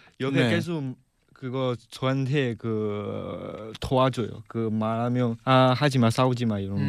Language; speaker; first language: Korean; non-native, learner; Chinese